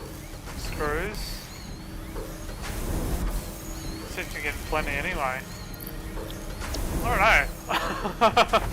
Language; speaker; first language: English; native; English